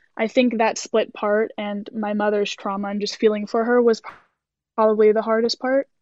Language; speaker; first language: English; native; English